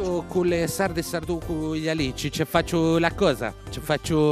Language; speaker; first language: Italian; native; Italian